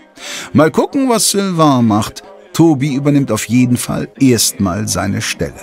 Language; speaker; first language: German; native; German